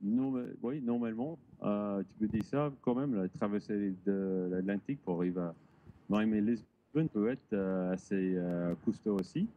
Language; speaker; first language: French; non-native, learner; English